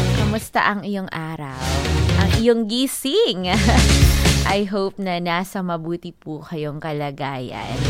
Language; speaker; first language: Filipino; non-native, local second language; Hiligaynon